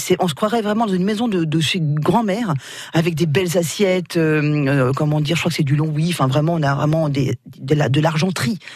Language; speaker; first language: French; native; French